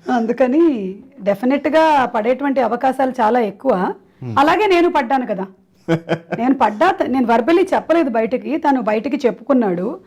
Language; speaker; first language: Telugu; non-native, local second language; Malayalam